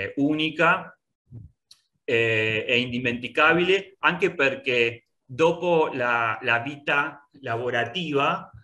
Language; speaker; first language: Italian; non-native, learner; Spanish